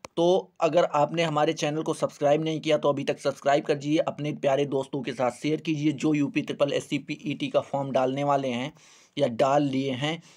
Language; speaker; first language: Hindi; native; Hindi